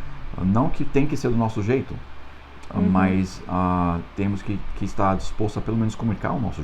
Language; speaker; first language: Portuguese; non-native, fluent; English